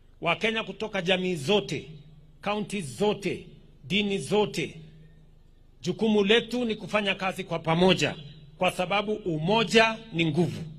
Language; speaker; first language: Swahili; non-native, local second language; Kalenjin